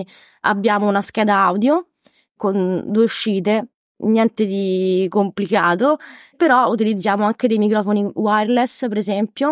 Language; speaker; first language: Italian; native; Italian